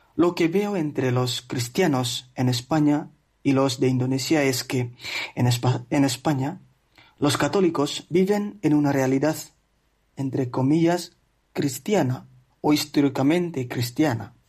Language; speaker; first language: Spanish; non-native, fluent; Indonesian